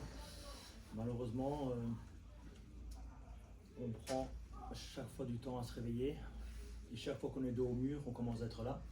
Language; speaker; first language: French; native; French